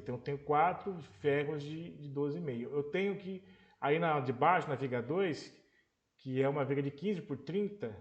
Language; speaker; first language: Portuguese; native; Portuguese